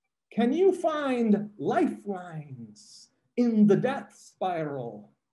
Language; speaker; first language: English; non-native, local second language; Spanish